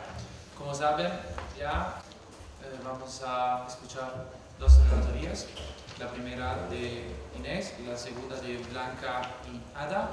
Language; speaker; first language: Spanish; non-native, fluent; Italian